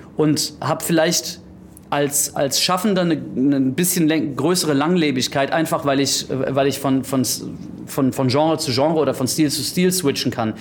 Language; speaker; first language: German; early bilingual, heritage; German